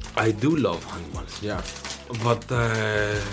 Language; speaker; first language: English; non-native, fluent; Greek